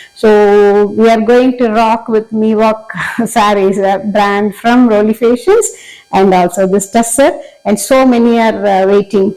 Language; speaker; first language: English; non-native, local second language; Tamil